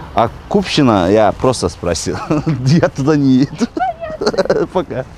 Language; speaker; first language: Russian; non-native, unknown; Azerbaijani